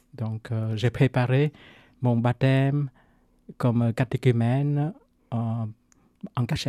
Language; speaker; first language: French; non-native, fluent; Vietnamese